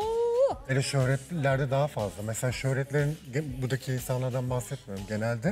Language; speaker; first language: Turkish; native; Turkish